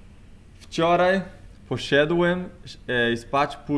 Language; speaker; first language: Polish; non-native, learner; Portuguese